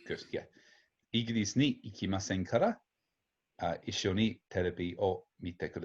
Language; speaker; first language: Japanese; non-native, fluent; English